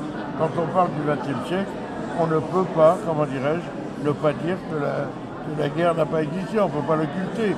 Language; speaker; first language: French; early bilingual, other home language; Yiddish